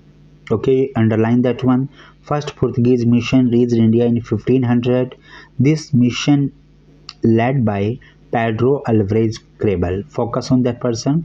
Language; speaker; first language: English; non-native, local second language; Hindi